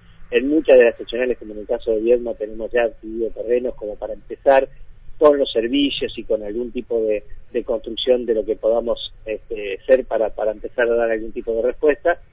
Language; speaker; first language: Spanish; native; Spanish